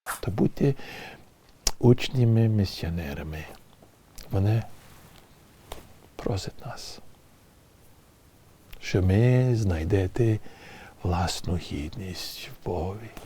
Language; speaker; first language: Ukrainian; early bilingual, heritage; English